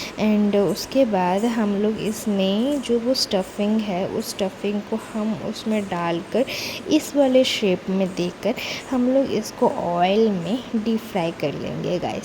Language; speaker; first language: Hindi; non-native, local second language; Telugu